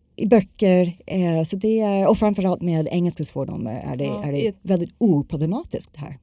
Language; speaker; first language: Swedish; non-native, fluent; English